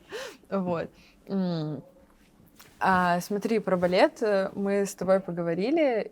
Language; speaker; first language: Russian; native; Russian